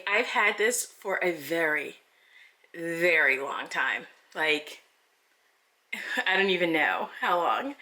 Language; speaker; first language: English; native; English